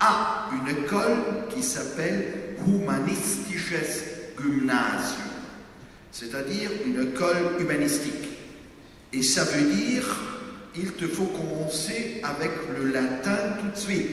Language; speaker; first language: French; non-native, fluent; German